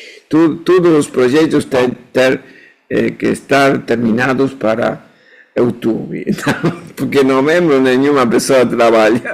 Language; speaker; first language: Portuguese; non-native, fluent; Spanish